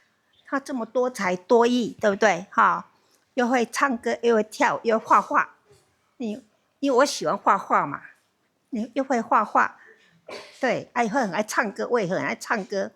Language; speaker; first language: Chinese; early bilingual, heritage; Chinese